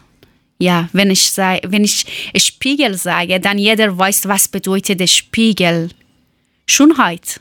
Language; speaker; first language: German; non-native, learner; Persian